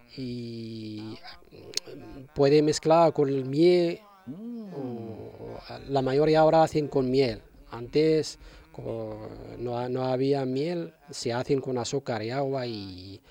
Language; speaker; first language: Spanish; non-native, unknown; Arabic